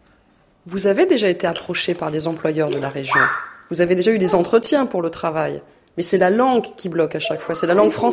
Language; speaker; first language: French; native; French